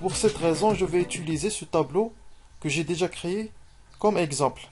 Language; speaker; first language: French; non-native, local second language; Arabic